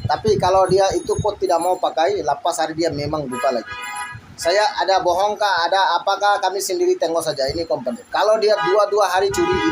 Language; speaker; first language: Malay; non-native, fluent; Bangla